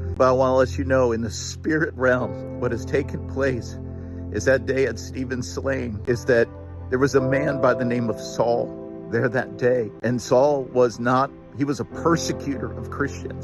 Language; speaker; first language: English; native; English